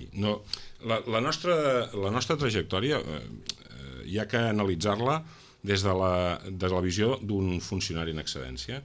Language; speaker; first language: Catalan; non-native, local second language; Spanish